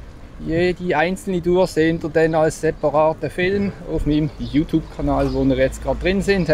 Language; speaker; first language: German; native; German